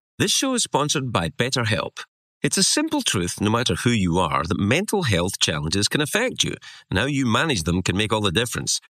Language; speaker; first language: English; native; English